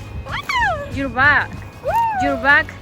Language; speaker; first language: English; non-native, learner; Spanish